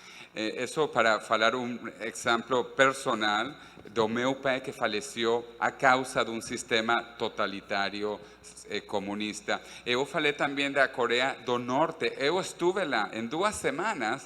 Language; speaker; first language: Portuguese; non-native, fluent; Spanish